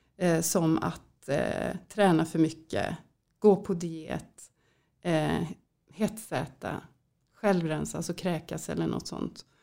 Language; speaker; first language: Swedish; native; Swedish